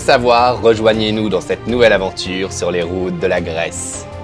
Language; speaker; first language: French; native; French